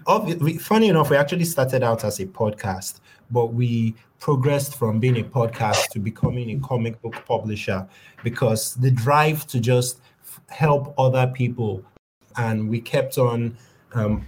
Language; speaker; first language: English; non-native, local second language; Yoruba